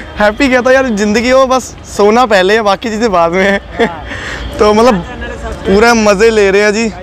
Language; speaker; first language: Hindi; non-native, local second language; Punjabi